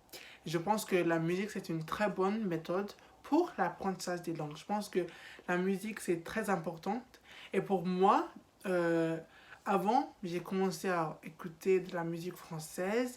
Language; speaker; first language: French; non-native, learner; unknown